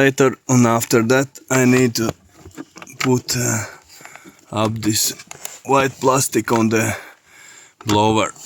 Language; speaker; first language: English; non-native, learner; Latvian